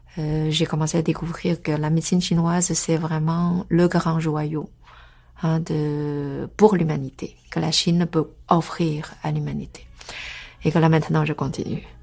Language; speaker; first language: French; non-native, fluent; Chinese